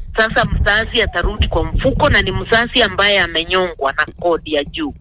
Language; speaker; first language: Swahili; non-native, local second language; Kikuyu